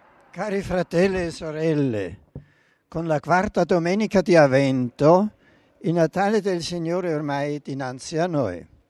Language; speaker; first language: Italian; non-native, fluent; German